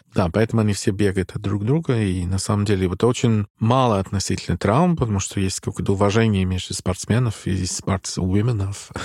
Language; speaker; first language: Russian; non-native, fluent; English